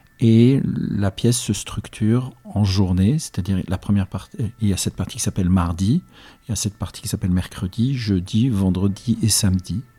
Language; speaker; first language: French; early bilingual, other home language; Arabic